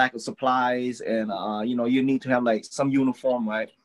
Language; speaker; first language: English; early bilingual, other home language; Lao